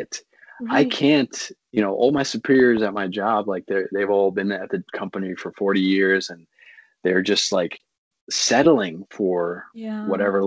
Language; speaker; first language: English; native; English